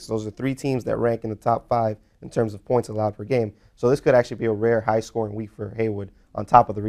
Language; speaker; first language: English; native; English